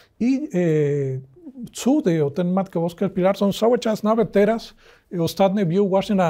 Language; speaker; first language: Polish; non-native, learner; Spanish